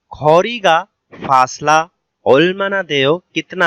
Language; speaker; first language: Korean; non-native, learner; Urdu